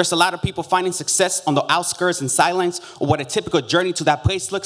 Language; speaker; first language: English; early bilingual, other home language; Spanish